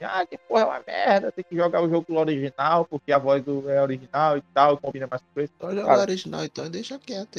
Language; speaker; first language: Portuguese; native; Portuguese